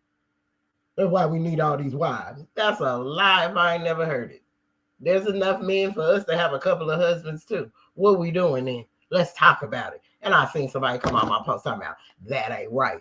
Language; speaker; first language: English; native; English